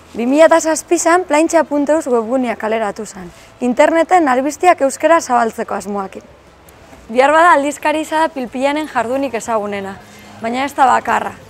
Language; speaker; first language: Basque; native; Basque